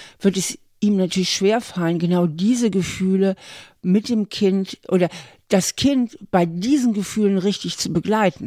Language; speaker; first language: German; native; German